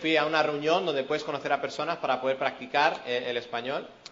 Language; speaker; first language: Spanish; early bilingual, other home language; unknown